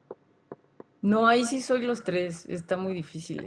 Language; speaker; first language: Spanish; native; Spanish